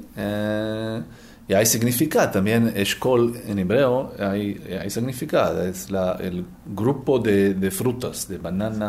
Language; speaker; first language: Spanish; non-native, learner; Hebrew